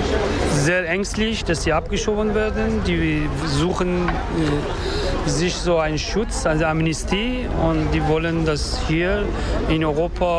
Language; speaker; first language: German; non-native, learner; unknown